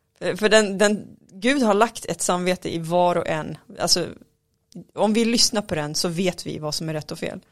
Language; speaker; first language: Swedish; early bilingual, other home language; Arabic